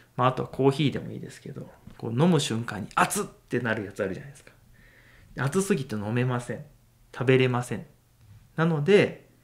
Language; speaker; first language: Japanese; native; Japanese